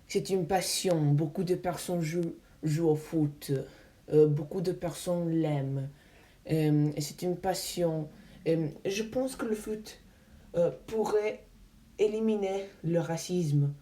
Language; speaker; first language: French; non-native, learner; English